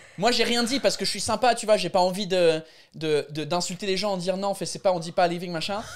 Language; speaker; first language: French; non-native, fluent; English